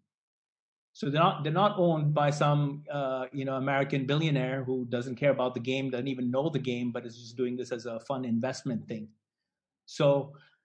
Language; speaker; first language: English; non-native, local second language; Hindi